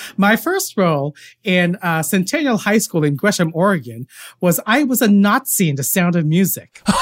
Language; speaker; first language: English; non-native, local second language; Filipino